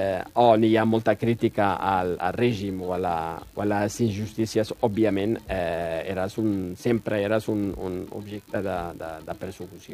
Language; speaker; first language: Catalan; non-native, fluent; Riffian